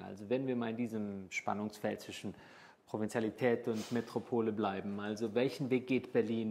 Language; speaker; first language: German; native; German